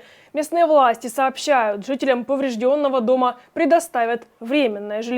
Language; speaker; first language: Russian; native; Russian